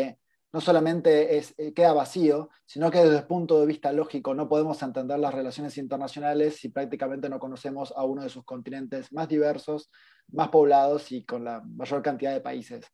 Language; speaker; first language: Spanish; native; Spanish